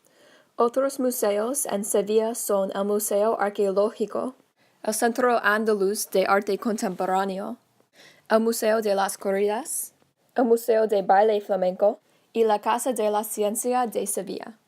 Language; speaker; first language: Spanish; non-native, learner; English